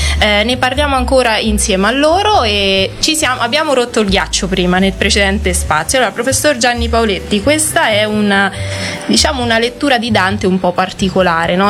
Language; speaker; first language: Italian; native; Italian